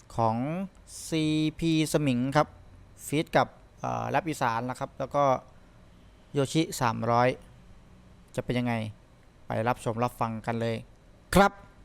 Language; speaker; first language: Thai; native; Thai